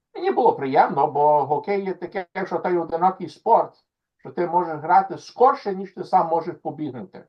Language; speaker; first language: Ukrainian; early bilingual, heritage; Ukrainian